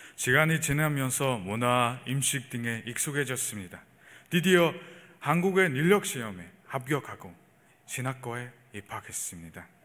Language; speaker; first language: Korean; non-native, fluent; Mongolian